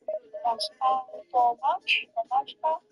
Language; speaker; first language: Greek; non-native, learner; Romanian